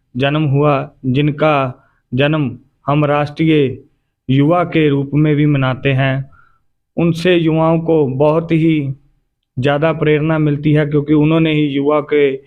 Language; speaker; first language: Hindi; non-native, local second language; Punjabi